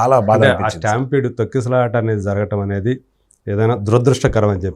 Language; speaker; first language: Telugu; native; Telugu